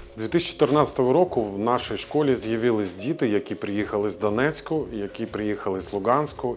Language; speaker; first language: Ukrainian; non-native, fluent; Latvian